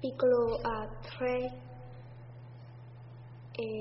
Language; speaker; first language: Italian; non-native, learner; English